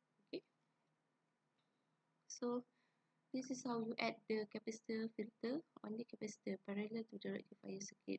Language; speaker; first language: English; non-native, local second language; Malay